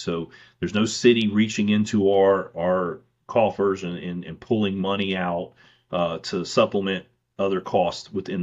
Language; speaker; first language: English; native; English